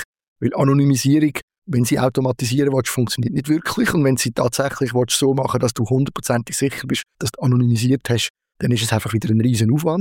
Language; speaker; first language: German; native; German